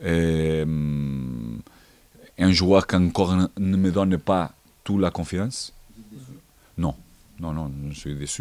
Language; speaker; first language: French; non-native, fluent; Portuguese